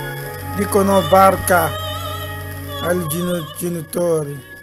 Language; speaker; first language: Italian; non-native, learner; Dyula